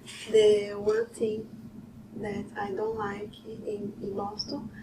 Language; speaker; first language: English; non-native, learner; Portuguese